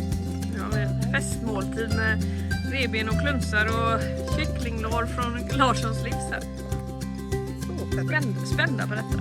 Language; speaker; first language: Swedish; native; Swedish